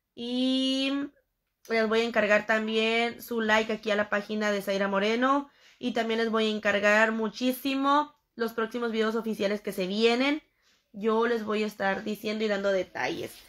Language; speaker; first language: Spanish; native; Spanish